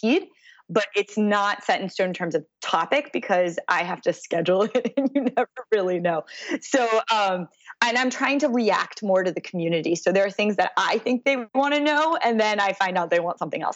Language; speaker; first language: English; native; English